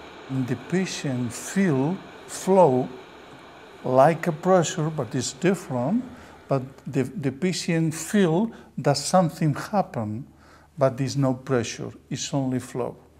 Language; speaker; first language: English; non-native, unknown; Spanish